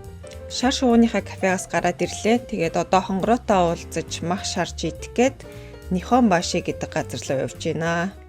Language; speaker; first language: Mongolian; native; Mongolian